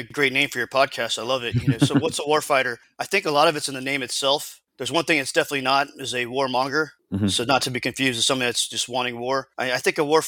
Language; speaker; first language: English; native; English